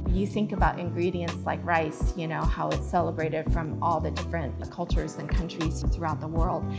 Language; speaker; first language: English; early bilingual, other home language; Chinese